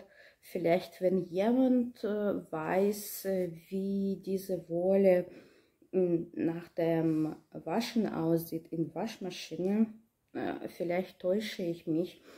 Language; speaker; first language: German; non-native, learner; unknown